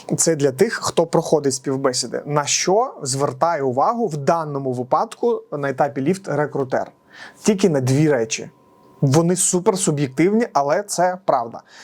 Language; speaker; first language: Ukrainian; non-native, local second language; Russian